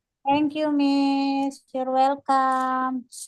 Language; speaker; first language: English; non-native, learner; Indonesian